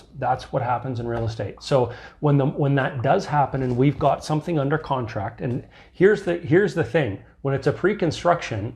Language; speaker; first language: English; native; English